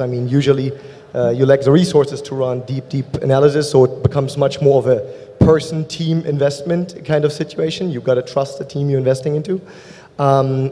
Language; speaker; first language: English; non-native, fluent; German